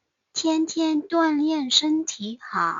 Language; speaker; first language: Chinese; non-native, fluent; Burmese